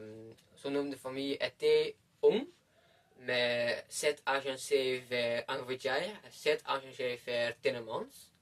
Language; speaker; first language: French; non-native, learner; Dutch